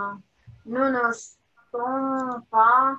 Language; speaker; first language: French; non-native, learner; Russian